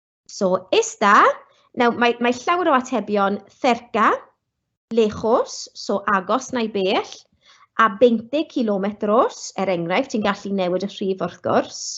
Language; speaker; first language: Welsh; non-native, local second language; English